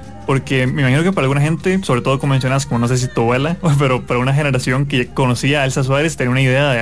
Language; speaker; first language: Spanish; native; Spanish